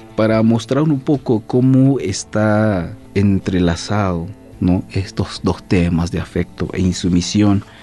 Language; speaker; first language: Spanish; native; Spanish